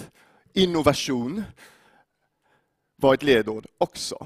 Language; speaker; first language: Swedish; non-native, fluent; English